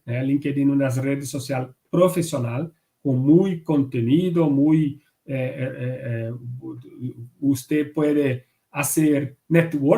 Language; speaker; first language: Spanish; non-native, fluent; Portuguese